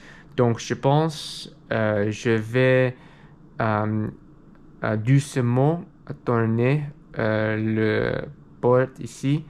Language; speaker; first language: French; non-native, learner; English